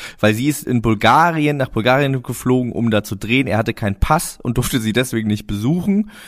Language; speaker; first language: German; native; German